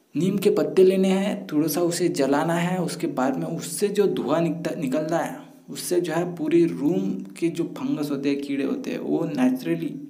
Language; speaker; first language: Hindi; non-native, local second language; Marathi